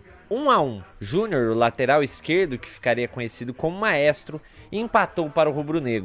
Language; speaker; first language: Portuguese; native; Portuguese